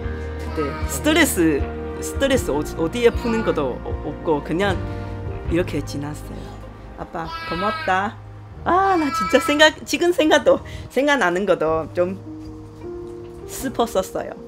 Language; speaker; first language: Korean; non-native, learner; Chinese